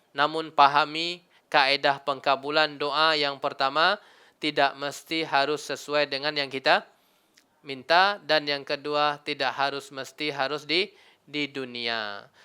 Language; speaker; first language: Malay; non-native, local second language; Minangkabau